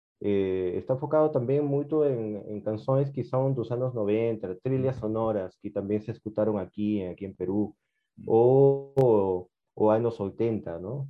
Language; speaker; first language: Portuguese; non-native, fluent; Spanish